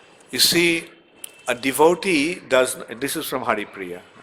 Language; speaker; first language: English; non-native, local second language; Bangla